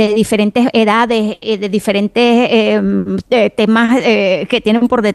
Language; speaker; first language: Spanish; native; Spanish